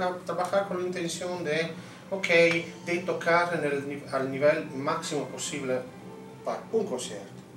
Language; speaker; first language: Spanish; non-native, fluent; Italian